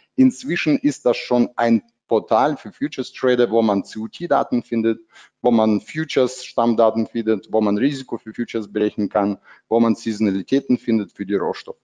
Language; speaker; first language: German; non-native, fluent; Russian